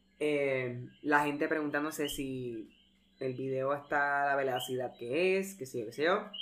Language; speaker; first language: Spanish; early bilingual, heritage; Spanish